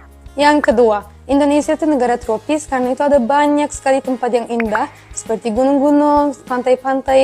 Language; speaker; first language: Indonesian; non-native, fluent; Turkish